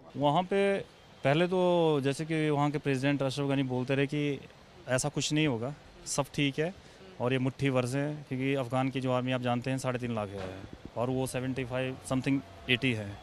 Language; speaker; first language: Hindi; native; Hindi